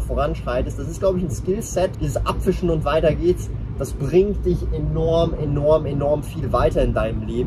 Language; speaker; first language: German; native; German